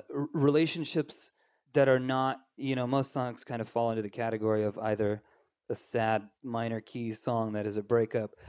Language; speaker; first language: English; native; English